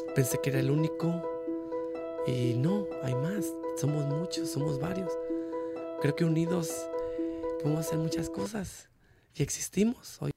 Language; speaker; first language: Spanish; native; Spanish